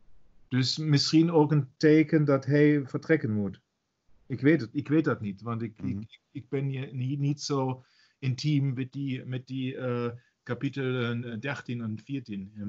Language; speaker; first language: Dutch; non-native, learner; German